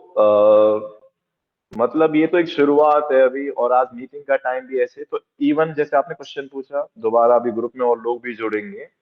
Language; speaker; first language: Hindi; native; Hindi